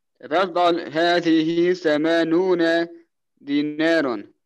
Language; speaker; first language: Arabic; non-native, learner; Turkish